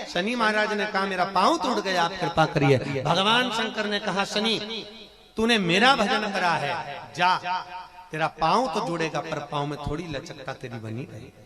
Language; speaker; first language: Hindi; native; Hindi